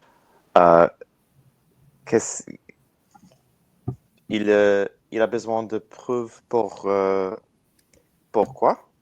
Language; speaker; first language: French; non-native, learner; English